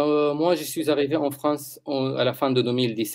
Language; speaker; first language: French; non-native, learner; Arabic